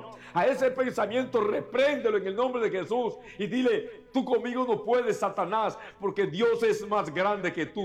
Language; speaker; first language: Spanish; native; Spanish